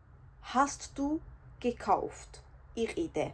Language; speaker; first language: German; non-native, fluent; Georgian